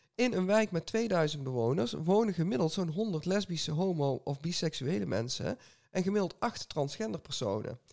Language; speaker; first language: Dutch; native; Dutch